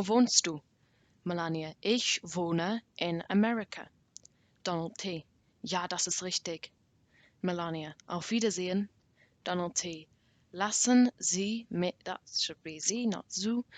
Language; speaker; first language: German; non-native, learner; English